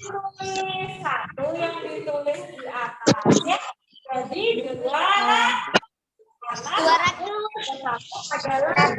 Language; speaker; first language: Indonesian; native; Indonesian